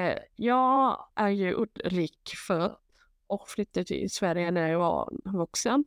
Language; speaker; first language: Swedish; non-native, fluent; Thai